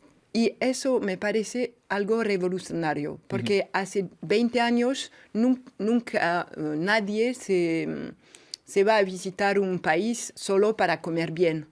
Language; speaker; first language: Spanish; non-native, fluent; French